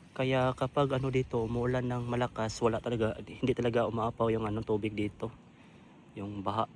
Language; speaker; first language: Filipino; native; Filipino